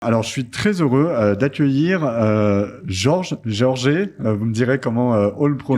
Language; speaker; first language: French; native; French